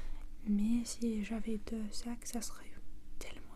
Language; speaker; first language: French; non-native, learner; English